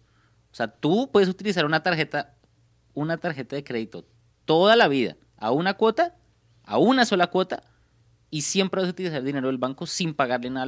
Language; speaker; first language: Spanish; native; Spanish